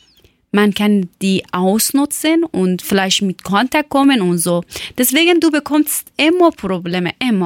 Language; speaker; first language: German; non-native, learner; Persian